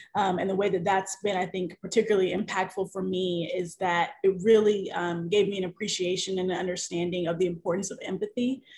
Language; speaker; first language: English; native; English